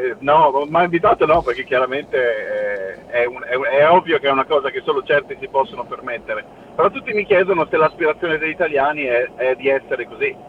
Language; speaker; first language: Italian; native; Italian